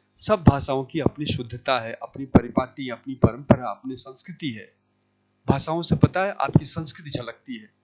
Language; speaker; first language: Hindi; native; Hindi